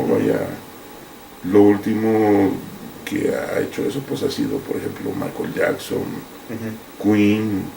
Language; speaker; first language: Spanish; native; Spanish